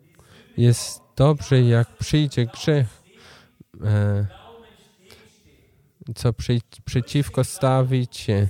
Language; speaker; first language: Polish; non-native, learner; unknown